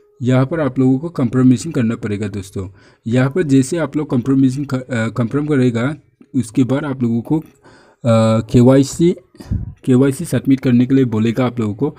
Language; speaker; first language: Hindi; non-native, local second language; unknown